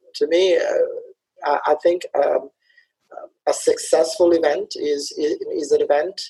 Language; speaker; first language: English; early bilingual, other home language; Somali